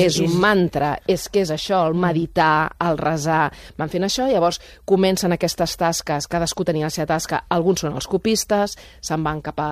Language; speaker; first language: Catalan; native; Catalan